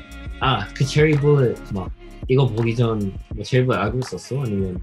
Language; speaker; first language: Korean; non-native, learner; English